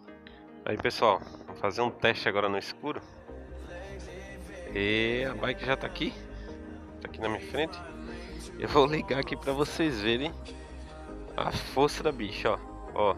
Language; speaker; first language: Portuguese; native; Portuguese